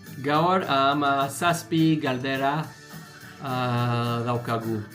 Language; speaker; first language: Basque; non-native, learner; English